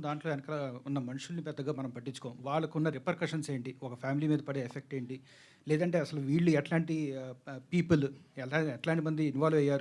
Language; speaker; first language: Telugu; native; Telugu